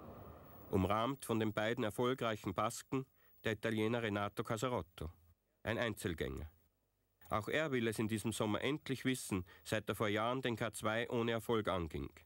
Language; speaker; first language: German; native; German